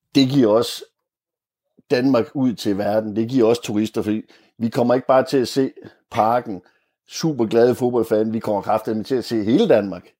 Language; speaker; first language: Danish; native; Danish